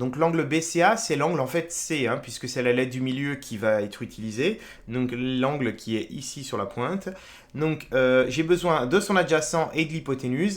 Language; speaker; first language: French; native; French